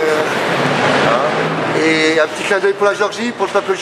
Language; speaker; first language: French; native; French